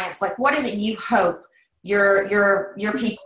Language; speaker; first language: English; native; English